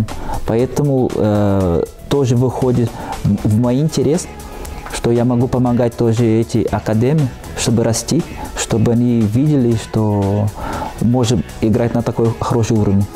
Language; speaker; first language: Russian; non-native, fluent; Portuguese